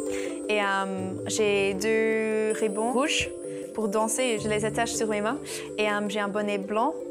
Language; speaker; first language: French; non-native, learner; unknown